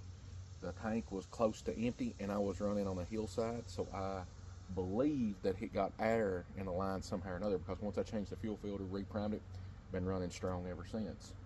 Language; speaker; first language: English; native; English